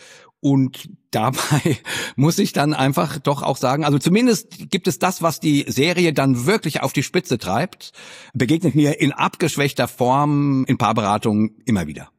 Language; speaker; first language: German; native; German